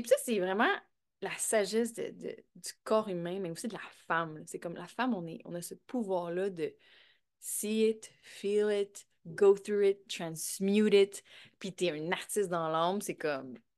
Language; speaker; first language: French; native; French